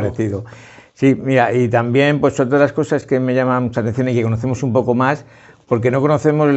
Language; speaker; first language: Spanish; native; Spanish